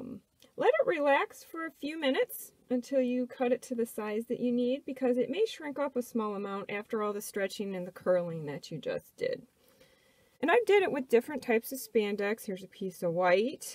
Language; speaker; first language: English; native; English